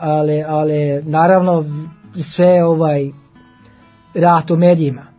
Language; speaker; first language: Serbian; non-native, learner; Norwegian